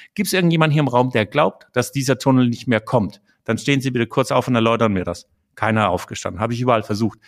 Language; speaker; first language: German; non-native, fluent; Danish